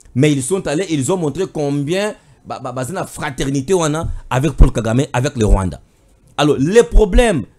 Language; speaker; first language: French; non-native, local second language; Lingala